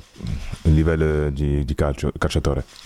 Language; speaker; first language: Italian; non-native, learner; French